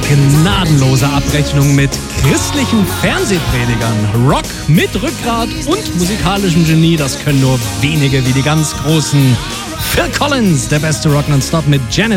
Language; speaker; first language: German; native; German